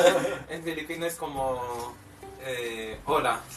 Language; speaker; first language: Spanish; non-native, fluent; Filipino